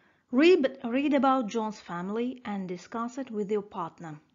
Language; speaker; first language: English; non-native, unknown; Azerbaijani